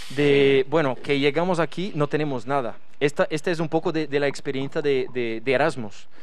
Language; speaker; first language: Spanish; non-native, fluent; Portuguese